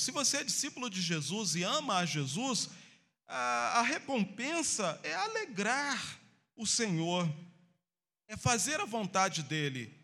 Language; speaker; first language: Portuguese; native; Portuguese